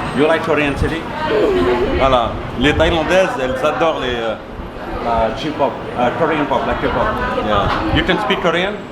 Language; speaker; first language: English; non-native, learner; French